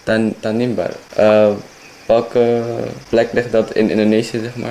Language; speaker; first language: Dutch; non-native, fluent; Indonesian